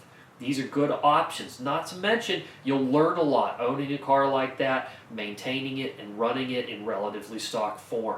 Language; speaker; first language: English; native; English